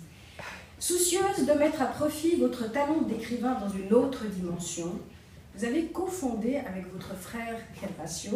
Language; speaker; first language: French; native; French